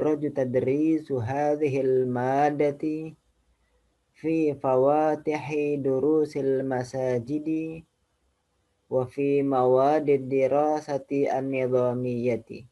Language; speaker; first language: Arabic; non-native, fluent; Indonesian